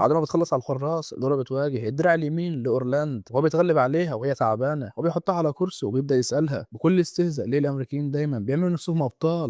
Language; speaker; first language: Arabic; native; Arabic